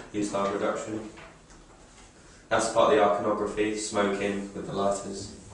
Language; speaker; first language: English; native; English